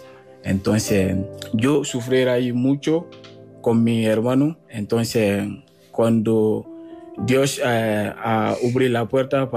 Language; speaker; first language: Spanish; non-native, learner; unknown